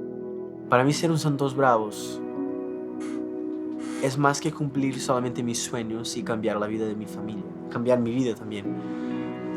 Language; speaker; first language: Spanish; non-native, fluent; Portuguese